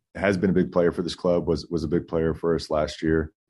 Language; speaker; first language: English; early bilingual, other home language; Spanish